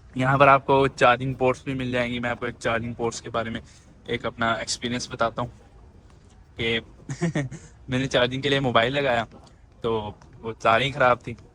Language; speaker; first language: Urdu; non-native, local second language; Punjabi